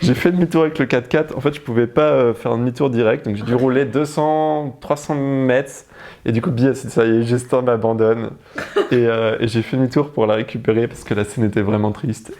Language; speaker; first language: French; native; French